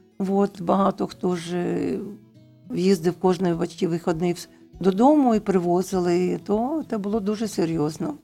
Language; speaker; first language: Ukrainian; non-native, local second language; Russian